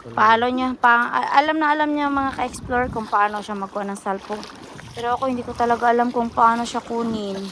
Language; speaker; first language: Filipino; non-native, local second language; Cebuano